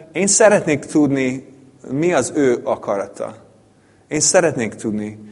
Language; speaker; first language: Hungarian; native; Hungarian